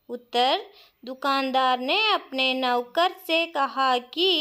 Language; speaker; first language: Hindi; non-native, local second language; Kannada